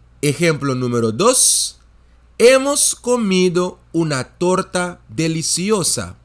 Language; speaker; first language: Spanish; non-native, fluent; Dutch